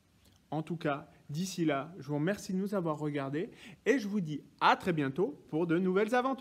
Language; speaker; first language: French; native; French